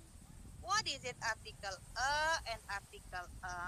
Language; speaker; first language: English; non-native, learner; Indonesian